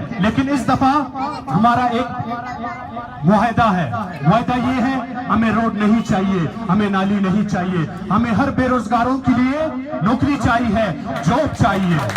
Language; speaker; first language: Urdu; non-native, local second language; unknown